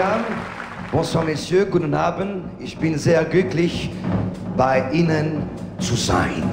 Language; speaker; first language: German; non-native, learner; French